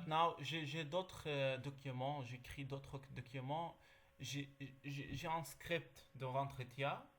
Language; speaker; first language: French; non-native, learner; Arabic